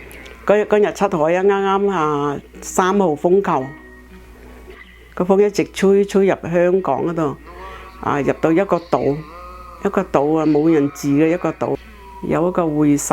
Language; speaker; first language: Cantonese; early bilingual, heritage; Cantonese